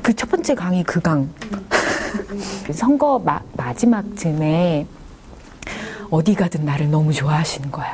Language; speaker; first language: Korean; native; Korean